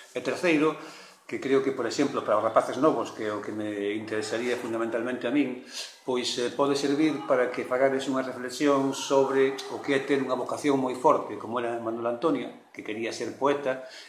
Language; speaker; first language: Galician; non-native, local second language; Spanish